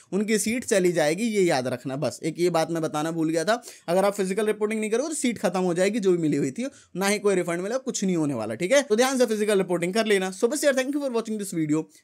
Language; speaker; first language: Hindi; native; Hindi